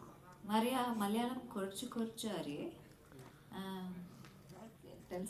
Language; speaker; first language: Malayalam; non-native, learner; Telugu